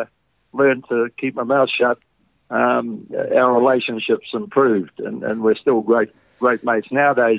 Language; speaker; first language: English; native; English